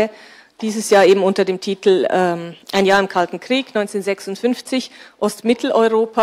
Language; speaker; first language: German; native; German